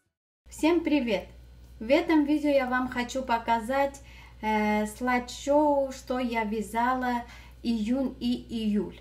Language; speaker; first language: Russian; non-native, fluent; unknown